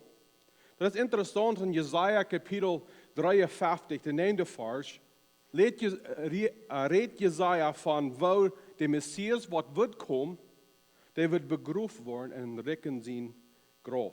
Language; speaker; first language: German; non-native, learner; Plautdietsch